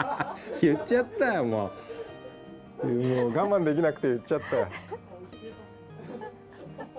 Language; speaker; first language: Japanese; native; Japanese